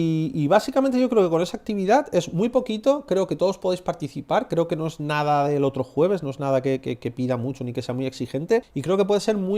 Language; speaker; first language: Spanish; native; Spanish